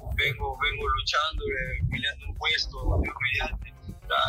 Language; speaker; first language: Spanish; native; Spanish